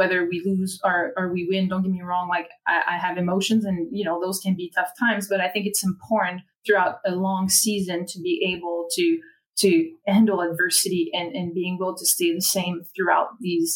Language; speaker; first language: English; non-native, fluent; French